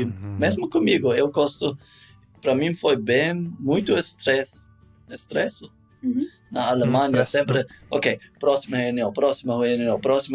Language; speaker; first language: Portuguese; non-native, learner; German